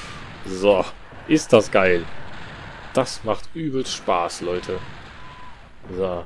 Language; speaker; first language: German; native; German